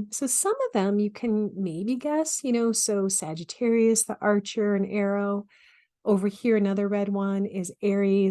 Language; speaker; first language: English; native; English